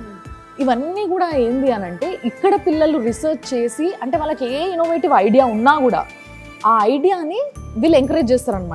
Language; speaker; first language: Telugu; native; Telugu